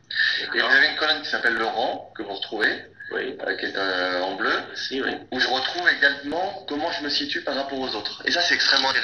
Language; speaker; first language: French; native; French